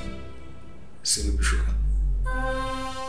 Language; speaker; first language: French; non-native, local second language; Haitian Creole